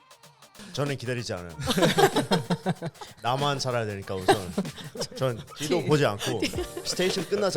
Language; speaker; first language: Korean; early bilingual, heritage; English